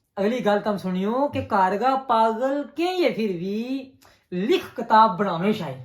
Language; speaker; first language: Hindi; non-native, local second language; Gujari